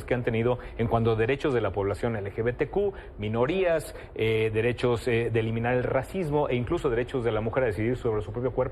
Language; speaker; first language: Spanish; native; Spanish